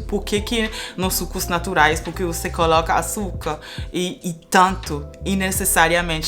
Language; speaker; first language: Portuguese; non-native, fluent; Spanish